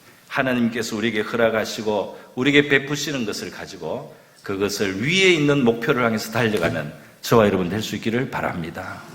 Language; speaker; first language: Korean; native; Korean